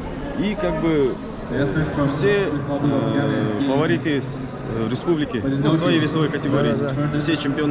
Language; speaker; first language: Russian; non-native, local second language; Kyrgyz